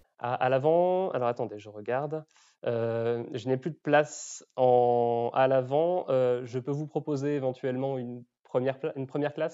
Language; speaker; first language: French; native; French